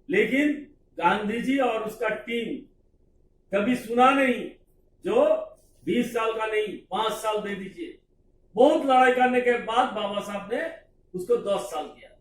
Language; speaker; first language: Hindi; non-native, local second language; Bangla